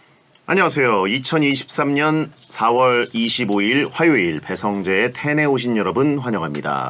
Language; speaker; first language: Korean; native; Korean